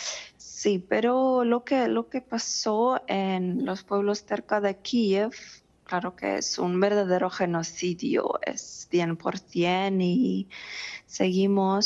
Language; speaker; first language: Spanish; non-native, fluent; Ukrainian